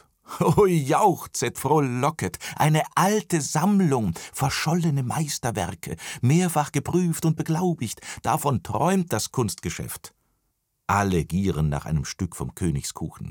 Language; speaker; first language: German; native; German